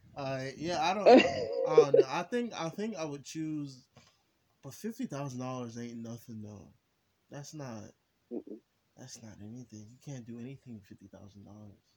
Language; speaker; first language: English; early bilingual, other home language; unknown